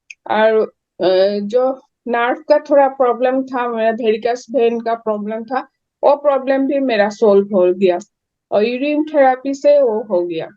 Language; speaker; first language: Hindi; non-native, local second language; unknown